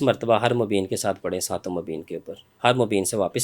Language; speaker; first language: Urdu; native; Urdu